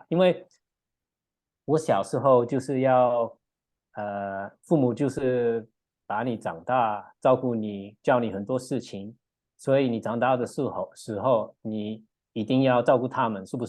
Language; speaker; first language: Chinese; early bilingual, heritage; English